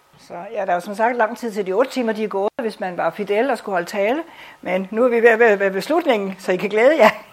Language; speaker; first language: Danish; native; Danish